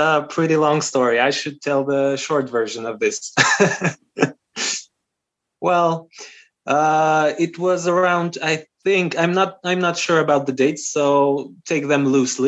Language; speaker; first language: English; non-native, fluent; Albanian